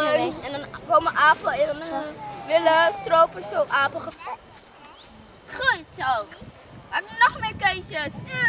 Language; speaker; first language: Dutch; non-native, learner; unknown